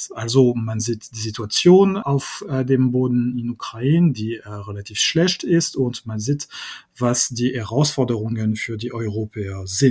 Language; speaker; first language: German; non-native, fluent; French